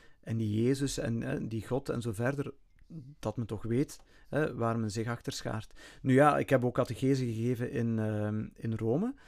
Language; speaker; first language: Dutch; native; Dutch